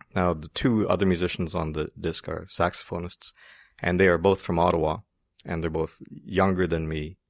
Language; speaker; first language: English; native; English